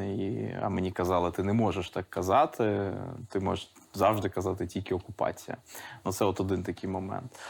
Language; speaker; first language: Ukrainian; native; Ukrainian